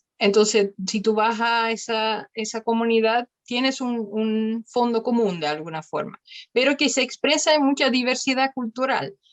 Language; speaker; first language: Spanish; non-native, fluent; Dutch